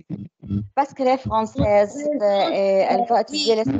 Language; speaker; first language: French; non-native, learner; Arabic